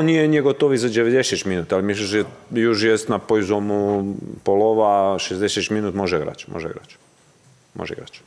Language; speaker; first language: Polish; non-native, learner; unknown